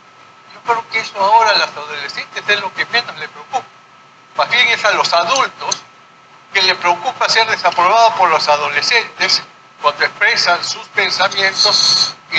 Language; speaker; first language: Spanish; native; Spanish